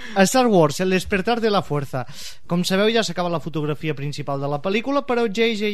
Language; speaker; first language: Catalan; native; Catalan